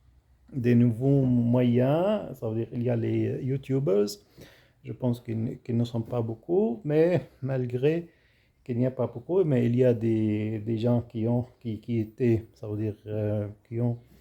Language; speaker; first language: French; non-native, fluent; Arabic